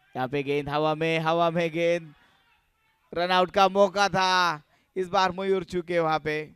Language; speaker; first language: Hindi; non-native, local second language; Marathi